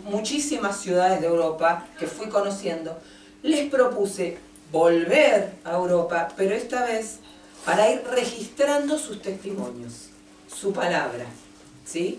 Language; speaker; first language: Spanish; native; Spanish